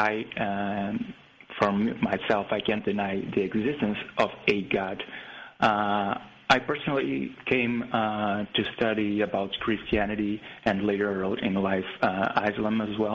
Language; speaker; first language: English; non-native, fluent; Portuguese